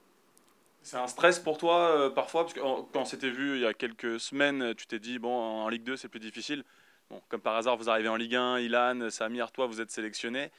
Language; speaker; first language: French; native; French